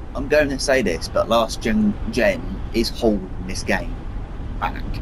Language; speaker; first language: English; native; English